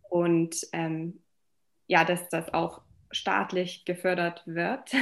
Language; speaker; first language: German; non-native, fluent; English